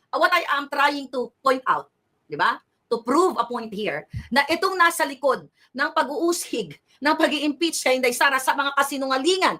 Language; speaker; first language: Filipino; non-native, local second language; Hiligaynon